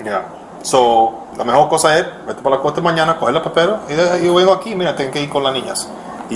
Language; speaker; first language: Spanish; early bilingual, heritage; Spanish